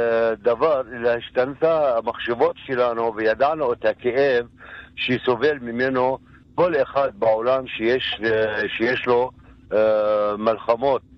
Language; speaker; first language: Hebrew; non-native, local second language; Arabic